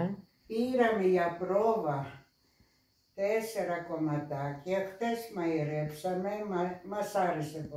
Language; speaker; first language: Greek; non-native, fluent; Russian